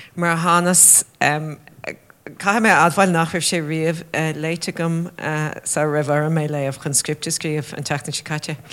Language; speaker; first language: Irish; native; Irish